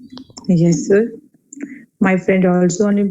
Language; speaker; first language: English; non-native, learner; Hindi